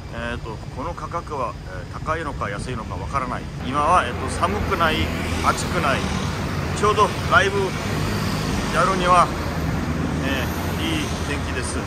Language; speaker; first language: Japanese; non-native, fluent; Korean